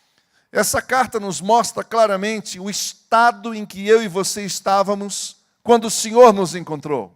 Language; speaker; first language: Portuguese; native; Portuguese